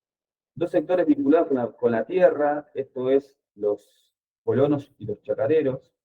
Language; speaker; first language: Spanish; native; Spanish